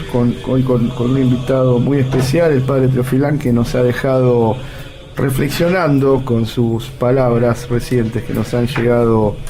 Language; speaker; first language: Spanish; native; Spanish